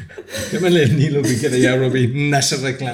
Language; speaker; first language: Polish; non-native, learner; English